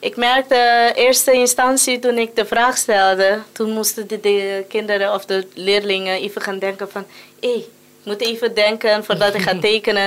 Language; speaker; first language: Dutch; non-native, local second language; Papiamento